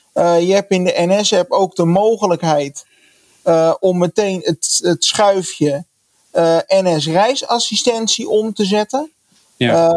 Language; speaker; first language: Dutch; native; Dutch